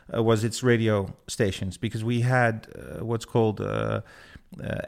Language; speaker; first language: English; non-native, fluent; Dutch